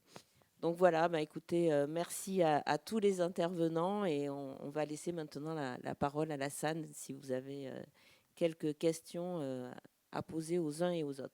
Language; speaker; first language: French; native; French